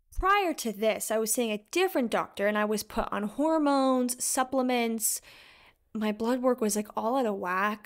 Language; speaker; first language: English; native; English